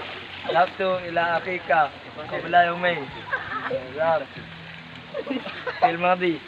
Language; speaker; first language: Arabic; non-native, learner; Indonesian